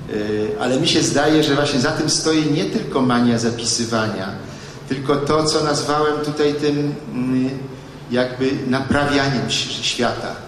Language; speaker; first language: Polish; native; Polish